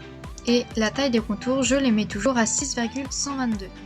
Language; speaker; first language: French; native; French